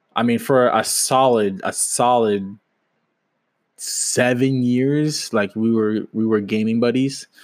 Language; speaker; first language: English; native; English